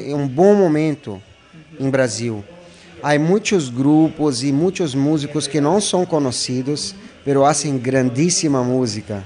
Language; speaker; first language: Spanish; non-native, fluent; Portuguese